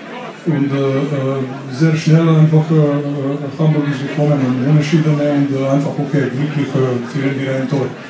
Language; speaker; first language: German; non-native, fluent; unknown